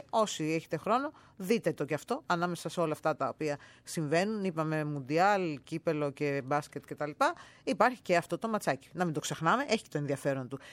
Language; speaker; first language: Greek; native; Greek